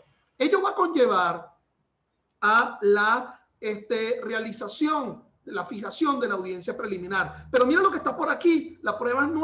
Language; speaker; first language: Spanish; native; Spanish